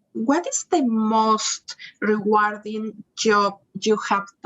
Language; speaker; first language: English; non-native, learner; Spanish